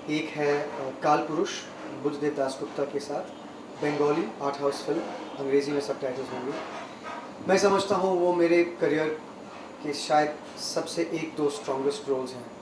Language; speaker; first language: Hindi; non-native, local second language; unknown